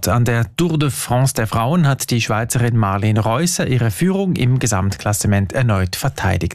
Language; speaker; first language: German; native; German